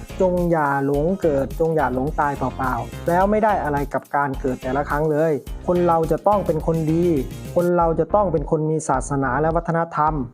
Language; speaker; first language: Thai; native; Thai